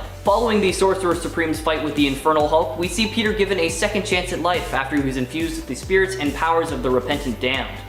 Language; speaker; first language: English; native; English